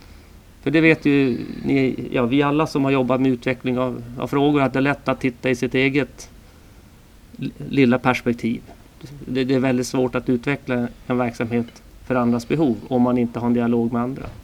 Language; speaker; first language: Swedish; native; Swedish